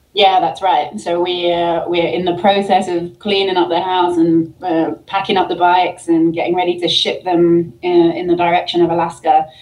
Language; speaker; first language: English; native; English